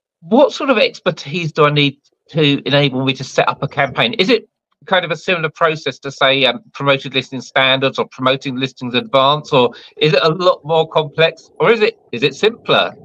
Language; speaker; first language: English; native; English